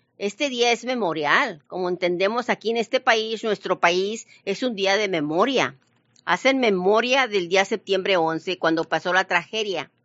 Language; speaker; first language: Spanish; early bilingual, heritage; Spanish